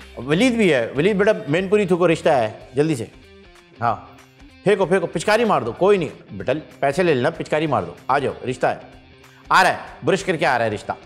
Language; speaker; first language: Urdu; native; Urdu